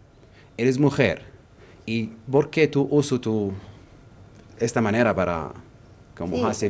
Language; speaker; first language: Spanish; non-native, learner; Arabic